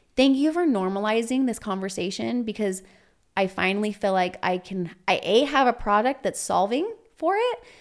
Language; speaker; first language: English; native; English